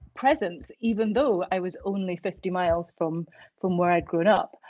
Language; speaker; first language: English; native; English